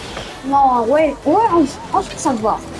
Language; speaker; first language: French; native; French